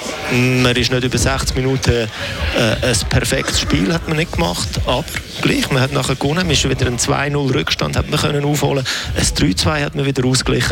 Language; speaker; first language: German; native; German